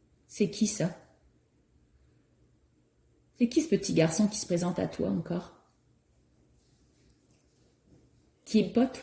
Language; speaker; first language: French; native; French